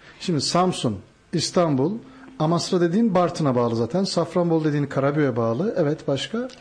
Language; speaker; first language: Turkish; native; Turkish